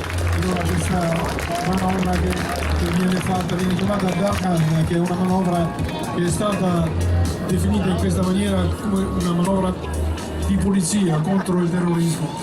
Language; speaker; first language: Italian; native; Italian